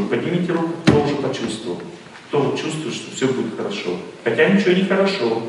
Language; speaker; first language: Russian; native; Russian